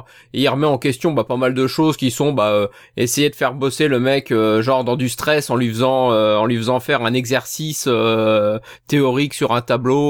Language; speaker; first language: French; native; French